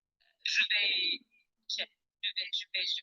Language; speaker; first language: French; non-native, learner; English